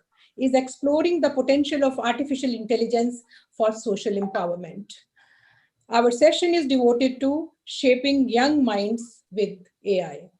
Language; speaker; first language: English; non-native, local second language; Hindi